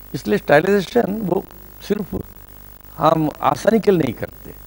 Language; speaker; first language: Hindi; non-native, local second language; Kannada